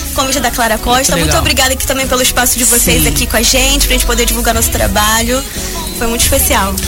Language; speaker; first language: Portuguese; native; Portuguese